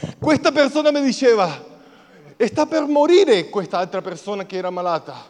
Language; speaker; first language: Italian; non-native, fluent; Spanish